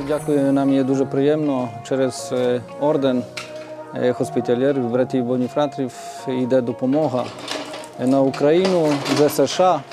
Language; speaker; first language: Ukrainian; non-native, fluent; Polish